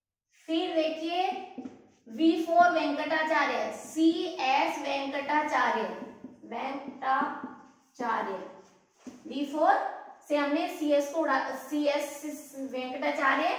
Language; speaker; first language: Hindi; native; Hindi